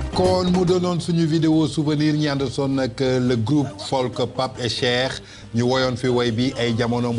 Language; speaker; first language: Wolof; native; Wolof